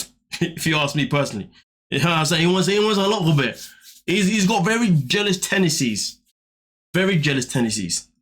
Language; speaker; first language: English; native; English